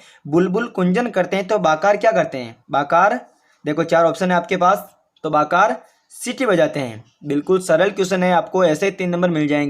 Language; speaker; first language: Hindi; native; Hindi